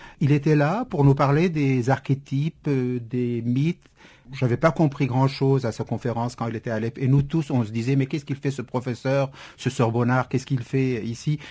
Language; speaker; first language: French; non-native, fluent; Kurdish